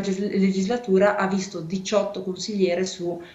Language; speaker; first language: Italian; native; Italian